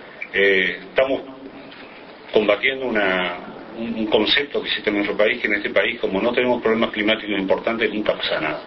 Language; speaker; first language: Spanish; native; Spanish